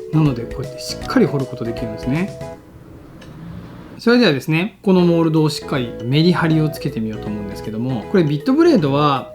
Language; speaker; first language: Japanese; native; Japanese